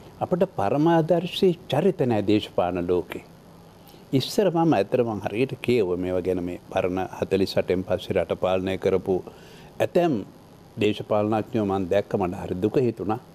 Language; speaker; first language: Sinhala; native; Sinhala